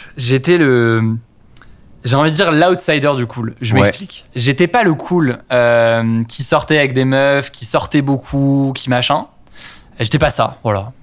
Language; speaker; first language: French; native; French